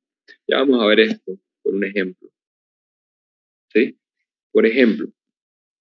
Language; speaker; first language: Spanish; native; Spanish